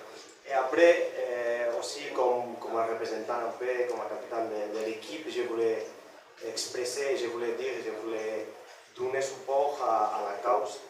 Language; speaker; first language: French; non-native, learner; Spanish